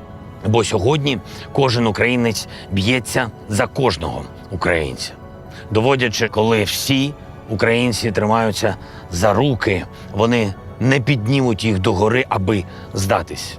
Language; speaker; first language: Ukrainian; non-native, local second language; Russian